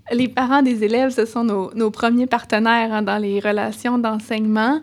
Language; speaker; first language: French; native; French